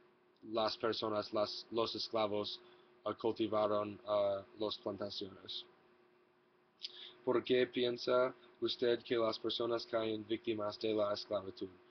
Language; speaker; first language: Spanish; non-native, learner; English